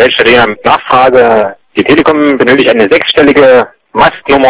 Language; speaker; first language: German; native; German